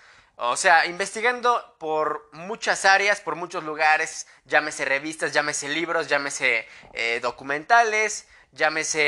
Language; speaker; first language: Spanish; native; Spanish